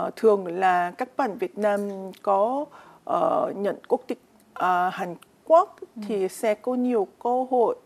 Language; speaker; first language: Vietnamese; non-native, fluent; Korean